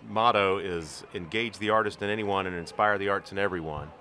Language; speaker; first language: English; native; English